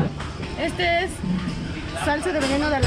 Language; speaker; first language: Spanish; native; Spanish